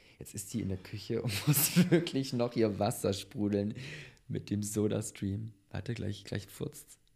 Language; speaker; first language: German; early bilingual, other home language; Bosnian